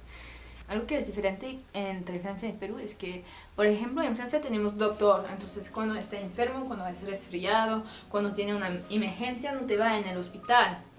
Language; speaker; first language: Spanish; non-native, learner; French